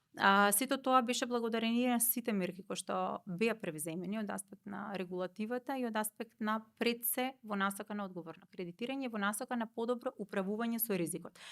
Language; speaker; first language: Macedonian; native; Macedonian